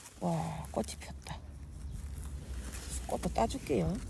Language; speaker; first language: Korean; native; Korean